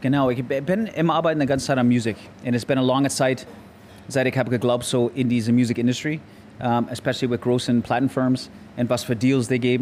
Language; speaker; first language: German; non-native, learner; English